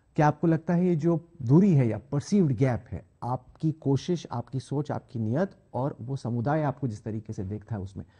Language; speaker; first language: Hindi; native; Hindi